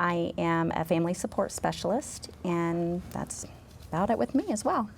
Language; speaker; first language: English; native; English